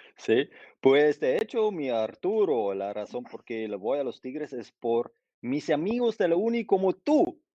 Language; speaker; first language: Spanish; non-native, fluent; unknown